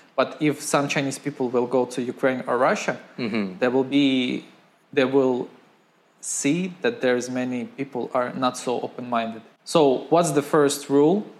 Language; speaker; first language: English; non-native, fluent; Ukrainian